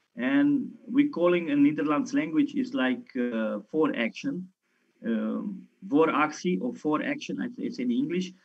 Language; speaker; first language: English; non-native, fluent; Romanian